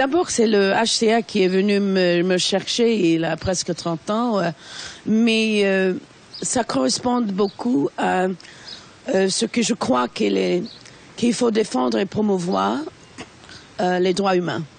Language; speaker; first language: French; non-native, fluent; English